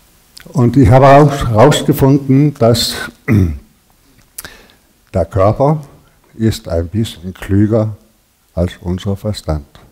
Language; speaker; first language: German; non-native, learner; Danish